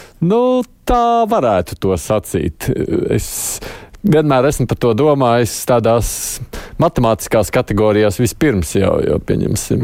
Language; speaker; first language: Latvian; native; Latvian